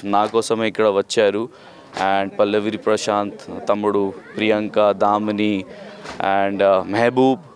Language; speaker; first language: Telugu; non-native, learner; Hindi